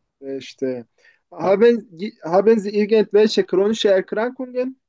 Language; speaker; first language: German; non-native, learner; Turkish